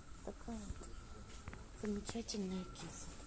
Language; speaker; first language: Russian; native; Russian